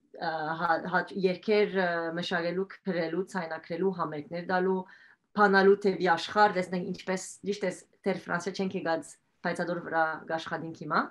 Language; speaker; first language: Armenian; early bilingual, heritage; Armenian